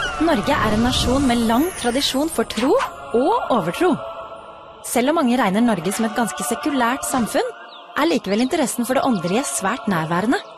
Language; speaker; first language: Norwegian; native; Norwegian